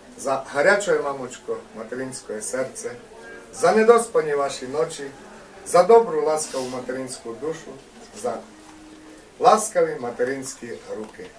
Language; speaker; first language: Ukrainian; native; Ukrainian